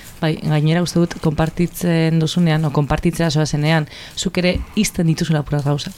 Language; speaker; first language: Basque; non-native, local second language; Spanish